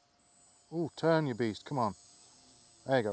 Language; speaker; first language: English; native; English